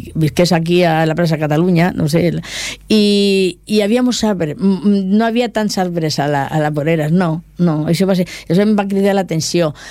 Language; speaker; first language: Catalan; non-native, local second language; Spanish